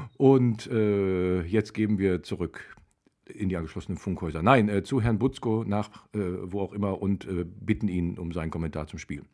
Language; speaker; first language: German; native; German